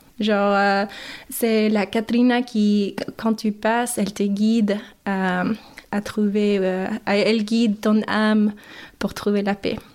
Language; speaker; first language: French; non-native, fluent; English